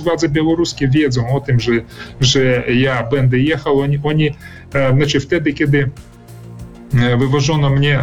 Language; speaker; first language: Polish; early bilingual, heritage; Polish